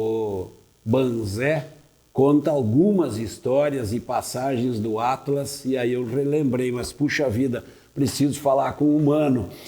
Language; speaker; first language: Portuguese; native; Portuguese